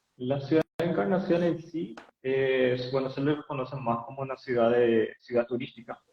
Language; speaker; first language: Spanish; native; Spanish